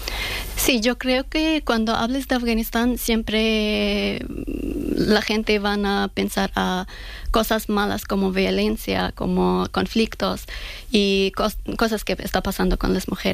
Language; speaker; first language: Spanish; non-native, fluent; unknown